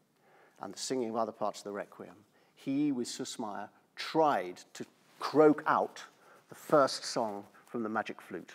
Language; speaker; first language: English; native; English